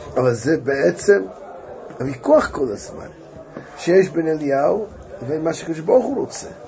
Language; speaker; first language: Hebrew; native; Hebrew